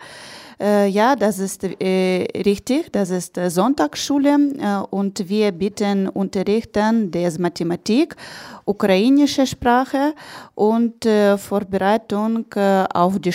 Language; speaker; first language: German; non-native, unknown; Ukrainian